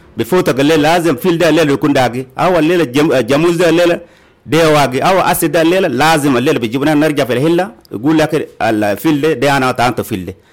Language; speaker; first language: Arabic; non-native, local second language; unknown